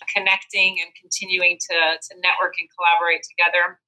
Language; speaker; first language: English; non-native, fluent; Dutch